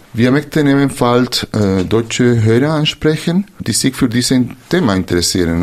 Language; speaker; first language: German; non-native, fluent; Spanish